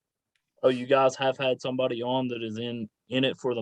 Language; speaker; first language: English; native; English